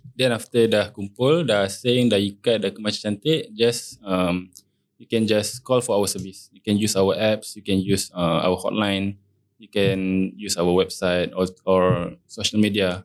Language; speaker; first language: English; non-native, local second language; Malay